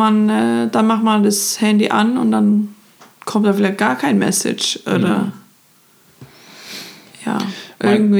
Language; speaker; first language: German; non-native, fluent; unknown